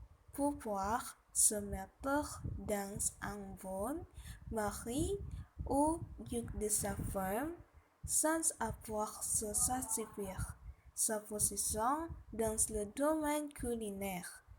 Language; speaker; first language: French; non-native, learner; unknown